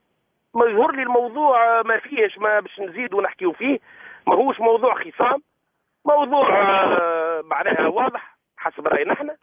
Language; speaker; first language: Arabic; native; Arabic